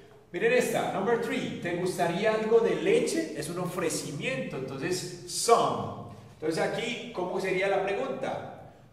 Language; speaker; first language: Spanish; native; Spanish